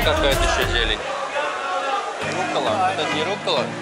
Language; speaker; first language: Russian; native; Russian